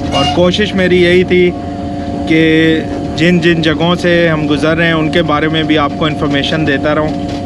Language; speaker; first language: Urdu; native; Urdu